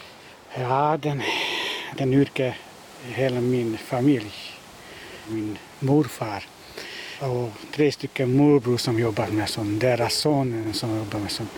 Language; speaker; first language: Swedish; non-native, fluent; Hungarian